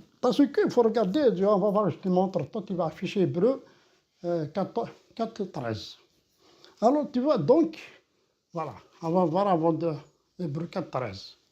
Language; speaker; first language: French; non-native, local second language; Kabyle